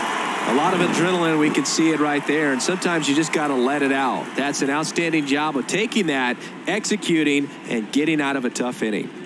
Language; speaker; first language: English; native; English